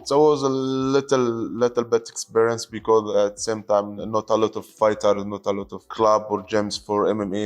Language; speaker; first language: English; non-native, learner; Arabic